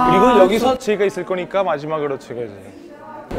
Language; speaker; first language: Korean; non-native, fluent; Italian